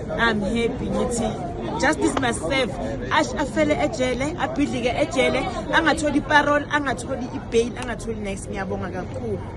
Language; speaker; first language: Zulu; native; Zulu